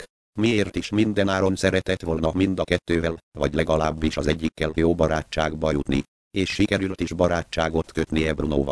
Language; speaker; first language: Hungarian; native; Hungarian